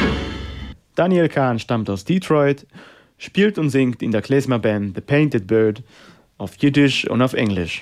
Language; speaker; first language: German; non-native, fluent; Hebrew